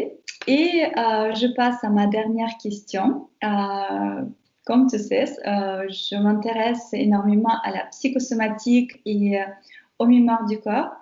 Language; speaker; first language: French; non-native, fluent; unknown